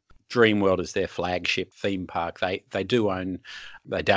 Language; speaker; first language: English; native; English